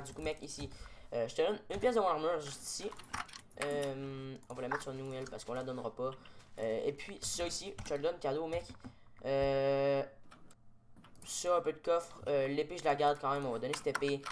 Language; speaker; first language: French; native; French